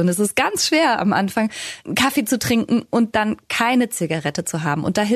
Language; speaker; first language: German; native; German